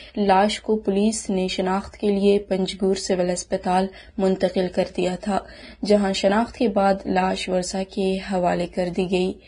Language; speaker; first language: Urdu; non-native, local second language; Baluchi